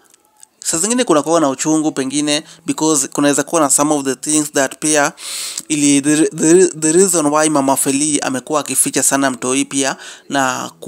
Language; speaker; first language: Swahili; non-native, local second language; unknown